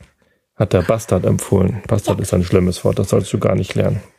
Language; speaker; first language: German; native; German